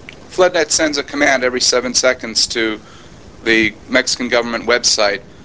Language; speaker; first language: English; native; English